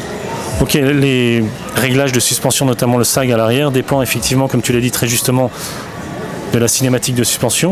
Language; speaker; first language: French; native; French